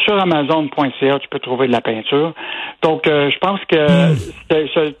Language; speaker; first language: French; native; French